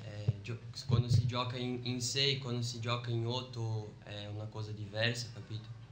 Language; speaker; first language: Italian; non-native, fluent; Portuguese